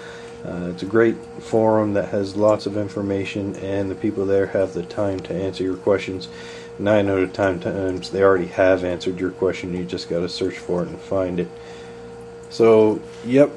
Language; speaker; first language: English; native; English